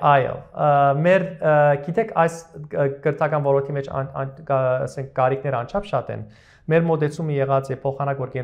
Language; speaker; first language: Armenian; early bilingual, heritage; Armenian